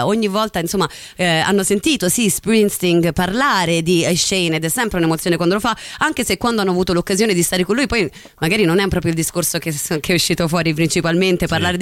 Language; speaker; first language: Italian; native; Italian